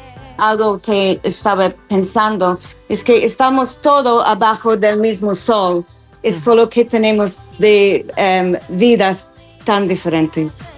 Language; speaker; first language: Spanish; non-native, fluent; English